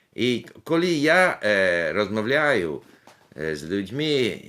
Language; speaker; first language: Ukrainian; non-native, learner; English